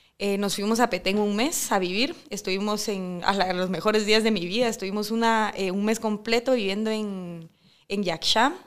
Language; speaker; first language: Spanish; native; Spanish